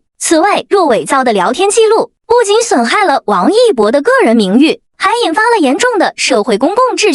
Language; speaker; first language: Chinese; native; Chinese